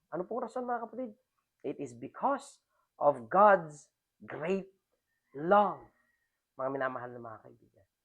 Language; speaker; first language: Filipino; non-native, local second language; Iloko